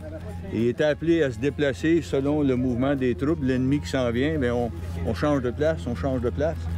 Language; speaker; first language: French; native; French